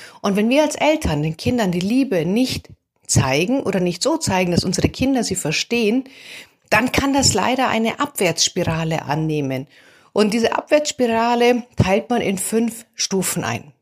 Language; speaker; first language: German; native; German